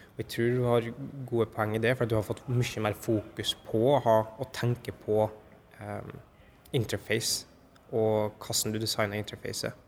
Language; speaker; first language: Norwegian; native; Norwegian